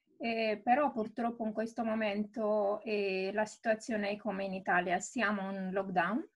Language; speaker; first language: Italian; non-native, fluent; Romanian